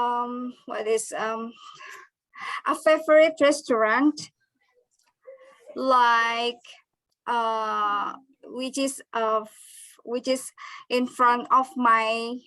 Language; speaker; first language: English; non-native, learner; Indonesian